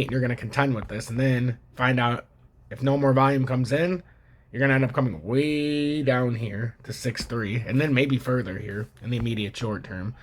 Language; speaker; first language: English; native; English